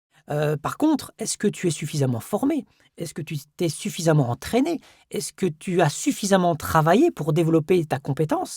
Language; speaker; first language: French; native; French